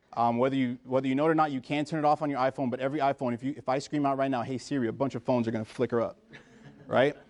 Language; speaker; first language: English; native; English